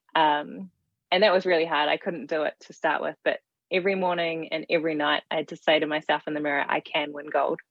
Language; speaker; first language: English; native; English